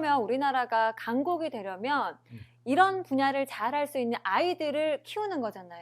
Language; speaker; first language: Korean; native; Korean